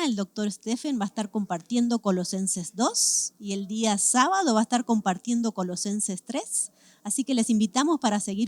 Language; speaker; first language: Spanish; native; Spanish